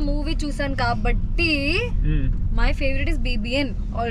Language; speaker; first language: Telugu; non-native, fluent; Hindi